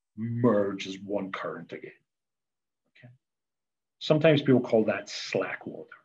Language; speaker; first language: English; native; English